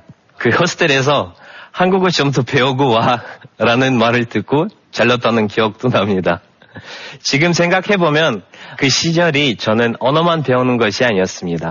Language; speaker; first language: Korean; non-native, fluent; Russian